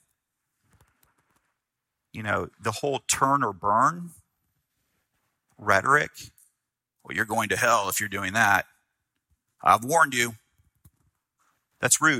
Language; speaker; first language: English; native; English